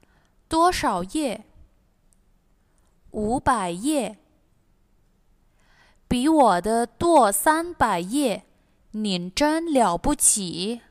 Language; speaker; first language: Chinese; non-native, fluent; Indonesian